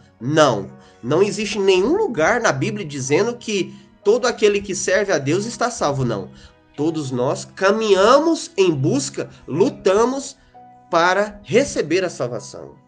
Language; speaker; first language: Portuguese; native; Portuguese